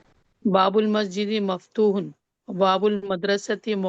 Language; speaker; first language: Arabic; non-native, learner; Urdu